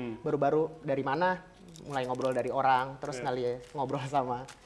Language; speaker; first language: Indonesian; native; Indonesian